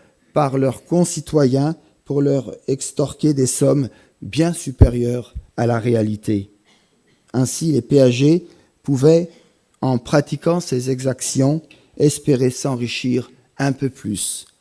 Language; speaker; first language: French; native; French